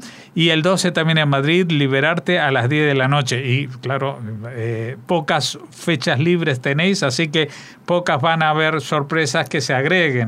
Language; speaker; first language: Spanish; native; Spanish